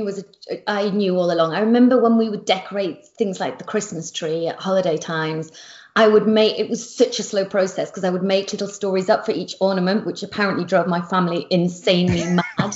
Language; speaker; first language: English; native; English